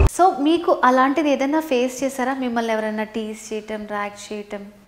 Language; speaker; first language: Telugu; native; Telugu